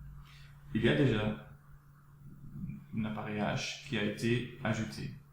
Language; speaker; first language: French; non-native, local second language; Dutch